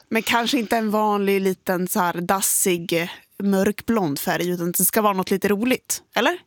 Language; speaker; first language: Swedish; native; Swedish